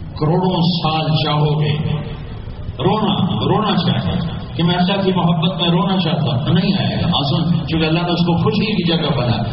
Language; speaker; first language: Urdu; non-native, local second language; Punjabi